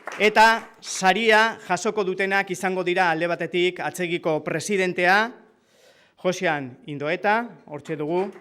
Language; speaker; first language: Basque; native; Basque